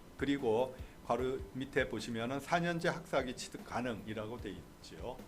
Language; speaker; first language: Korean; native; Korean